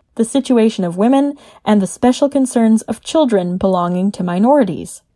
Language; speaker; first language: English; native; English